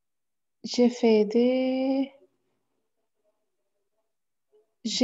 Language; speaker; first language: French; non-native, learner; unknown